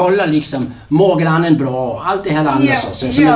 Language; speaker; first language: Swedish; non-native, fluent; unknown